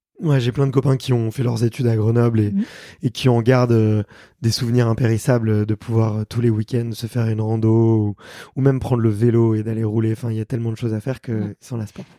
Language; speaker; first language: French; native; French